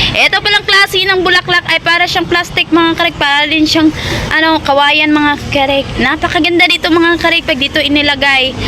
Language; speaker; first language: Filipino; non-native, local second language; Cebuano